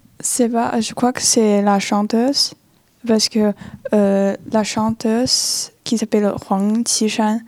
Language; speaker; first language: French; non-native, fluent; Chinese